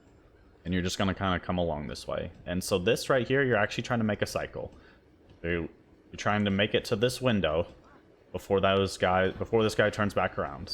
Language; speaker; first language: English; native; English